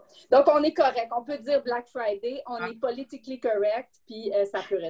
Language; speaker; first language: French; native; French